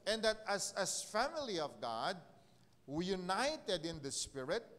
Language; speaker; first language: English; non-native, local second language; Filipino